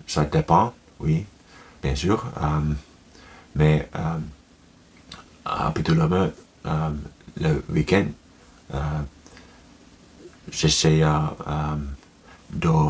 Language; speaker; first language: French; non-native, learner; Finnish